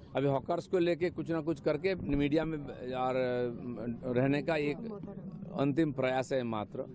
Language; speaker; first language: Hindi; non-native, local second language; Bangla